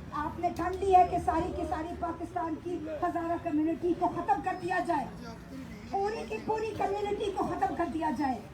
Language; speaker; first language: Urdu; native; Urdu